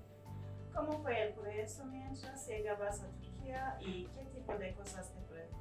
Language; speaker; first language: Spanish; non-native, fluent; Turkish